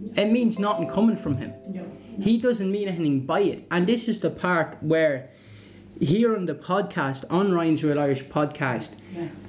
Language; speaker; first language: English; native; English